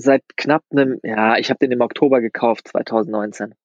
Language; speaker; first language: German; native; German